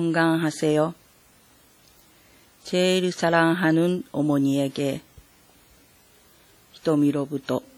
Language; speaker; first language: Korean; non-native, fluent; Japanese